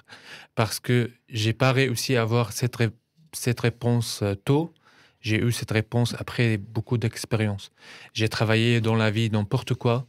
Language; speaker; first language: French; non-native, fluent; Arabic